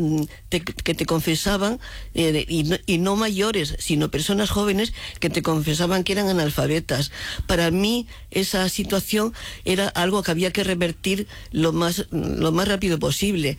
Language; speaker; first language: Spanish; native; Spanish